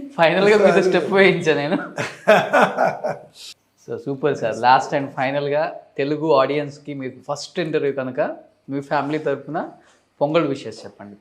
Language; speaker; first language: Telugu; native; Telugu